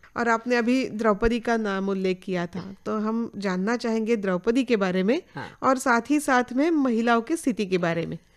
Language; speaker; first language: Hindi; non-native, local second language; Marathi